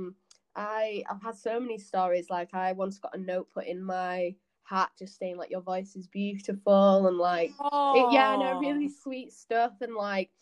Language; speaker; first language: English; native; English